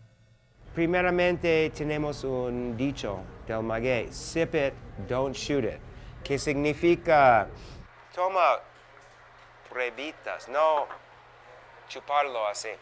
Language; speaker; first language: Spanish; non-native, learner; English